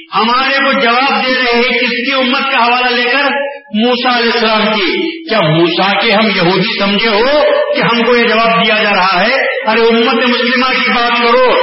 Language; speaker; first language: Urdu; native; Urdu